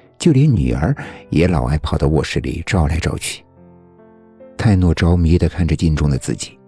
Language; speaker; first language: Chinese; native; Chinese